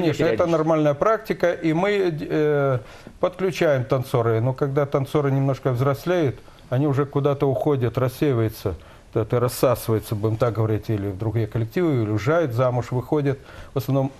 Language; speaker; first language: Russian; native; Russian